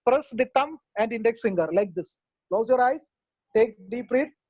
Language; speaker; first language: English; non-native, local second language; Malayalam